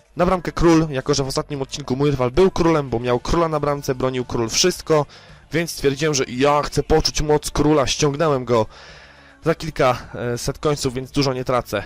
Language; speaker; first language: Polish; native; Polish